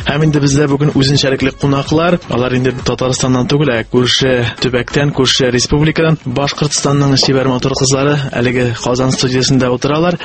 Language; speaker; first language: Tatar; native; Tatar